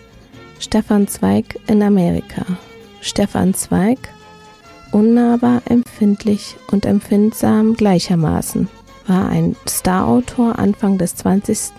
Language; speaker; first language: German; native; German